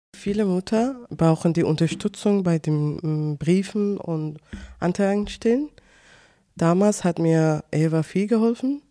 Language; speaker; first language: German; non-native, learner; Persian